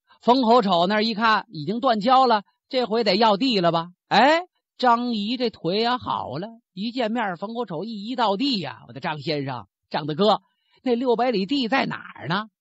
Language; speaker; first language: Chinese; native; Chinese